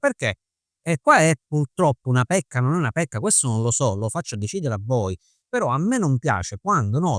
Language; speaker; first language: Italian; native; Italian